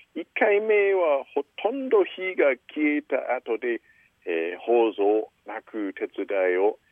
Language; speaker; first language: Japanese; non-native, fluent; English